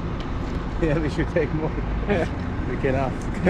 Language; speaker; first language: English; non-native, fluent; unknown